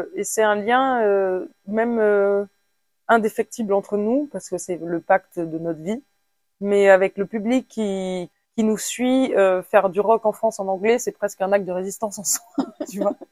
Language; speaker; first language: French; native; French